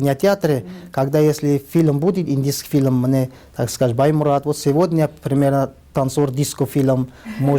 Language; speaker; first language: Russian; non-native, learner; Tajik